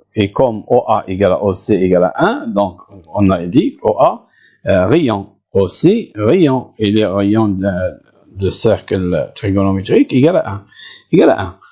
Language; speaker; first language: French; non-native, local second language; Arabic